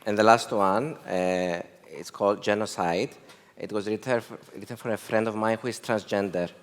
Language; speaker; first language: English; non-native, fluent; Greek